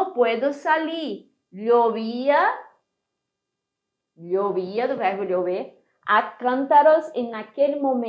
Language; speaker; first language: Spanish; non-native, fluent; Portuguese